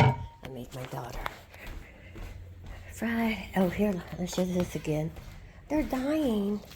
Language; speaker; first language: English; native; English